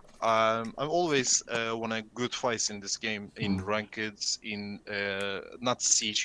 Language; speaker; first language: English; non-native, learner; Turkish